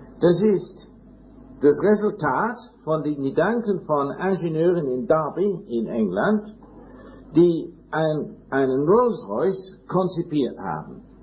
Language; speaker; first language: German; non-native, fluent; English